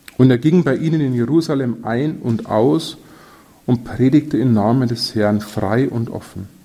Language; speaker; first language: German; native; German